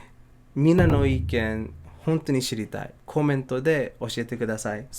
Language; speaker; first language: Japanese; non-native, learner; English